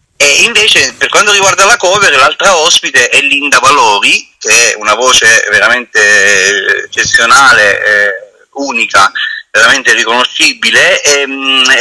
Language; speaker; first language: Italian; native; Italian